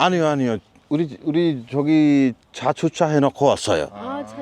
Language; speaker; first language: Korean; non-native, learner; Bangla